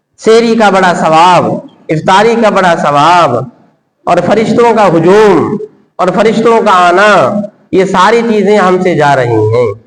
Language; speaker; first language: Urdu; non-native, local second language; Sindhi